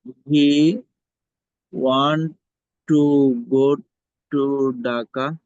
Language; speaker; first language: English; non-native, learner; Bangla